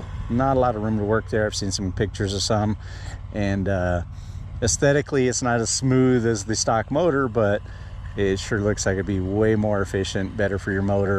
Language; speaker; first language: English; native; English